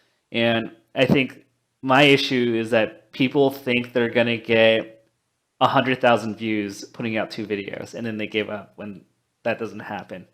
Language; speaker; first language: English; native; English